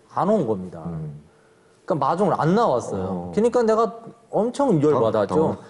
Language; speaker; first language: Korean; native; Korean